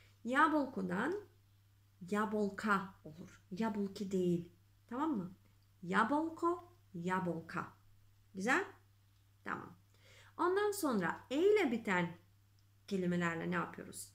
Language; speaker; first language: Turkish; non-native, fluent; Macedonian